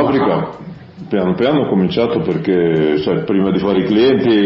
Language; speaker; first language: Italian; early bilingual, heritage; Italian